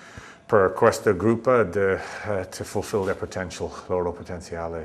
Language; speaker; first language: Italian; non-native, learner; English